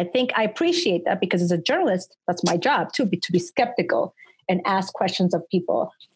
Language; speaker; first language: English; early bilingual, other home language; Spanish